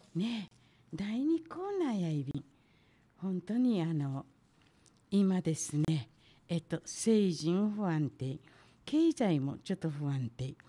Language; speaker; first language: Japanese; native; Japanese